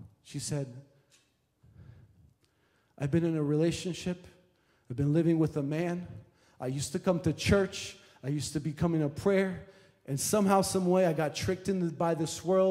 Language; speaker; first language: English; early bilingual, other home language; Romanian